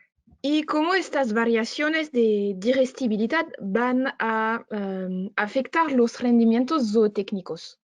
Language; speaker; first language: Spanish; non-native, fluent; French